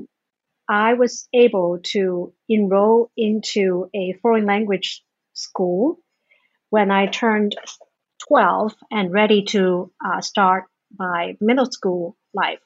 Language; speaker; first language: English; non-native, fluent; Chinese